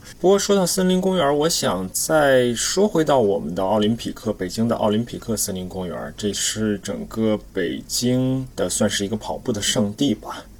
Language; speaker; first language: Chinese; native; Chinese